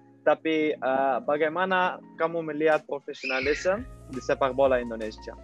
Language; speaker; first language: Indonesian; non-native, learner; Dutch